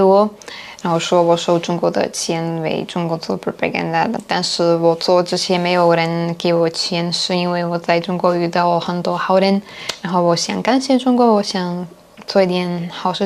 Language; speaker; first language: Chinese; non-native, fluent; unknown